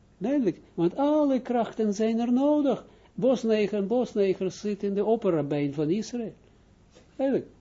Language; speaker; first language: Dutch; non-native, fluent; Hebrew